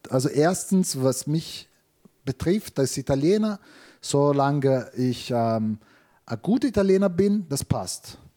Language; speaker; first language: German; non-native, fluent; Italian